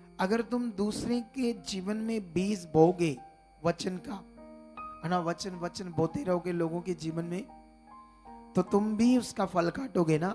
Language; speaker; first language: Hindi; non-native, local second language; Punjabi